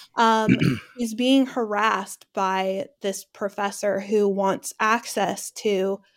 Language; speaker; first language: English; native; English